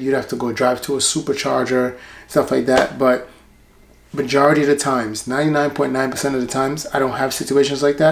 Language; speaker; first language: English; native; English